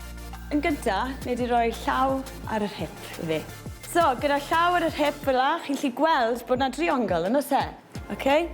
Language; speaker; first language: Welsh; native; Welsh